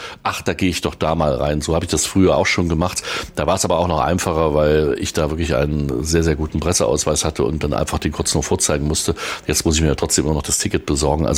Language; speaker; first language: German; native; German